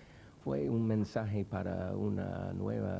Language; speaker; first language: Spanish; non-native, fluent; English